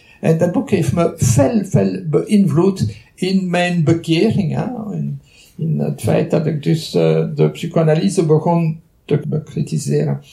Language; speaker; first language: Dutch; non-native, local second language; French